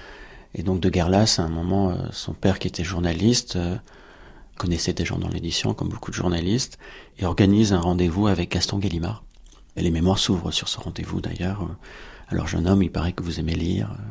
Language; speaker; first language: French; native; French